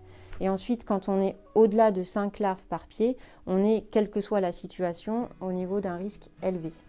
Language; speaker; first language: French; native; French